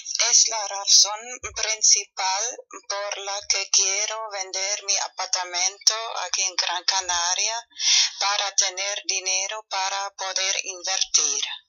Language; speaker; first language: Spanish; non-native, fluent; German